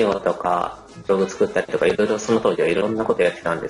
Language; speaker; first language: Japanese; native; Japanese